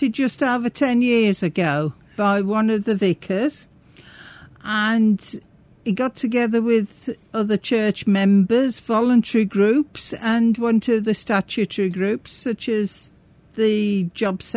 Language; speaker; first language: English; native; English